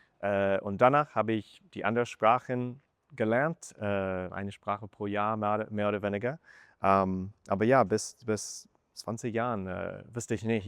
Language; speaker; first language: German; non-native, fluent; English